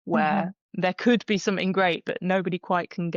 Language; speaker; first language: English; native; English